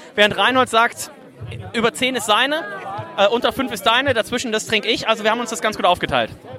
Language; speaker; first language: German; native; German